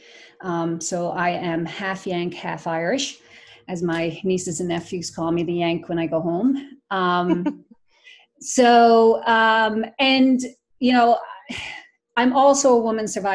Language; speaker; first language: English; native; English